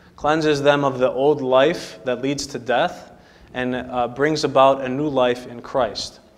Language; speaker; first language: English; native; English